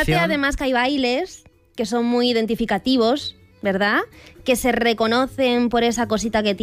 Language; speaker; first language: Spanish; native; Spanish